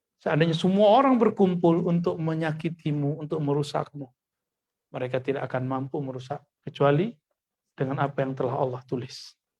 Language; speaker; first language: Indonesian; non-native, local second language; Minangkabau